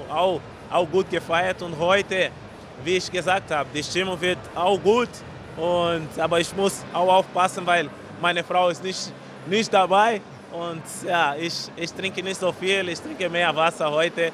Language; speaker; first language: German; non-native, learner; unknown